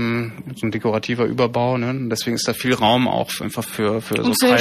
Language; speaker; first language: German; native; German